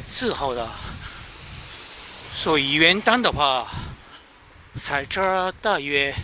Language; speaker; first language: Chinese; non-native, learner; Japanese